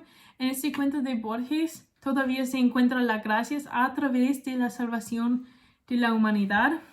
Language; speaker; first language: Spanish; non-native, learner; English